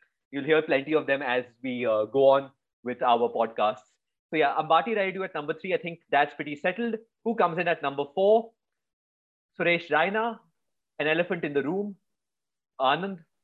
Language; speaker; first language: English; non-native, local second language; Hindi